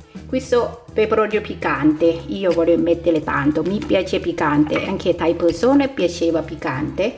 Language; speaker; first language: Italian; non-native, learner; Thai